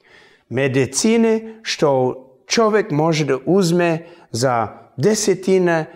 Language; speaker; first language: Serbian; early bilingual, heritage; English